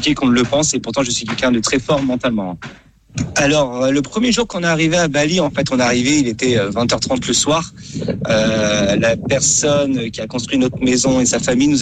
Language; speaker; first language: French; native; French